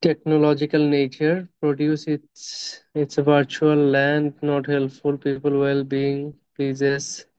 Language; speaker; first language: English; non-native, local second language; Bangla